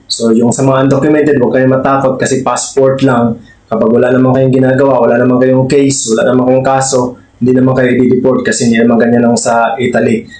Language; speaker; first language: Filipino; native; Filipino